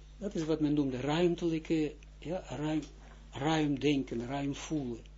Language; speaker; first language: Dutch; non-native, fluent; Russian